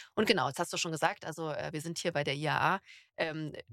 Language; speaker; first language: German; native; German